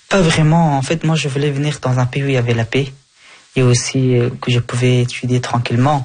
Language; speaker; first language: French; early bilingual, other home language; Persian